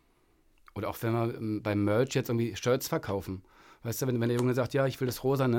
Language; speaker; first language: German; native; German